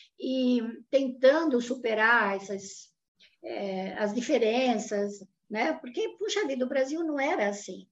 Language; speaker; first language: Portuguese; non-native, fluent; Italian